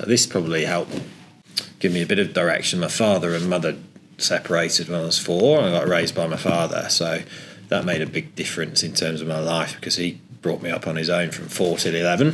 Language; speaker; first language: English; native; English